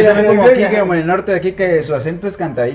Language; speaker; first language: Spanish; native; Spanish